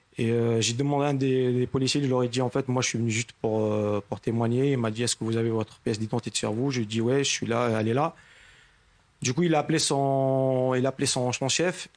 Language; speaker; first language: French; non-native, local second language; Arabic